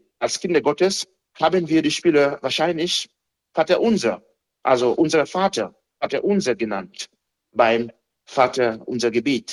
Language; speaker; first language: German; non-native, fluent; Haitian Creole